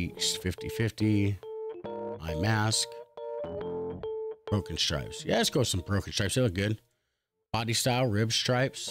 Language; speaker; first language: English; native; English